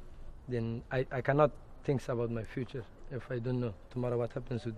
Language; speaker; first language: English; non-native, learner; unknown